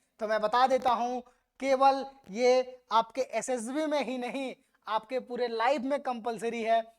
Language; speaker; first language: Hindi; native; Hindi